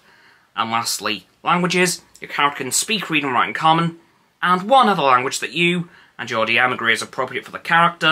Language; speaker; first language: English; native; English